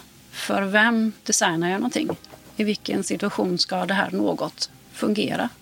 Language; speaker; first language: Swedish; native; Swedish